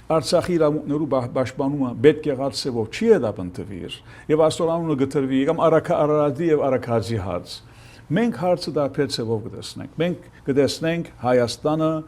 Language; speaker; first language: Armenian; early bilingual, heritage; Armenian